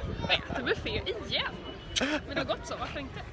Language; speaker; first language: Swedish; early bilingual, other home language; Arabic